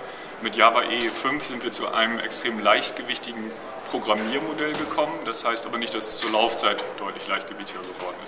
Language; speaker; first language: German; native; German